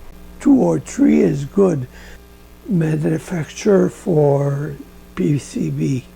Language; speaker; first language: English; non-native, learner; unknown